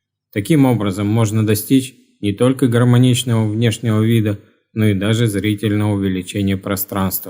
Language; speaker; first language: Russian; native; Russian